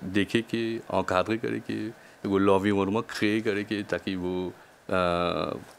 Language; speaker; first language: Hindi; non-native, local second language; Bhojpuri